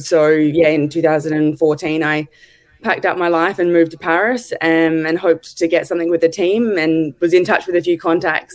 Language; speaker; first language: English; native; English